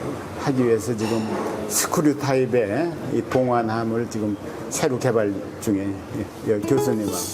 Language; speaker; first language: Korean; native; Korean